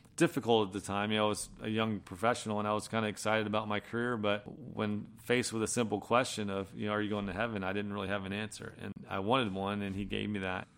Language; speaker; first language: English; native; English